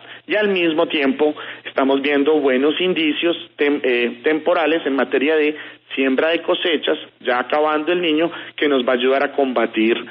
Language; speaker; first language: Spanish; native; Spanish